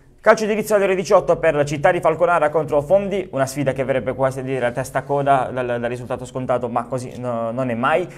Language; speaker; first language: Italian; native; Italian